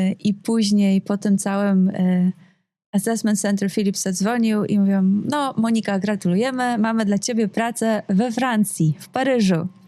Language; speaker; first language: Polish; native; Polish